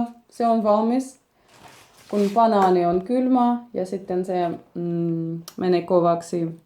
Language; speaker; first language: Finnish; non-native, learner; Russian